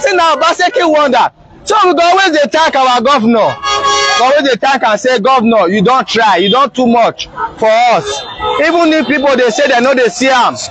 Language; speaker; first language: Nigerian Pidgin; non-native, local second language; Bini